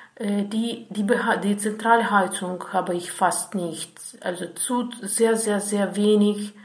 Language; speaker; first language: German; non-native, fluent; Russian